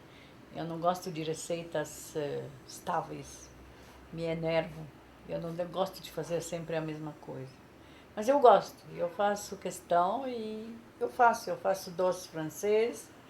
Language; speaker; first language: Portuguese; non-native, fluent; Polish